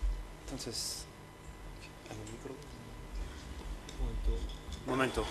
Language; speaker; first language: Spanish; non-native, fluent; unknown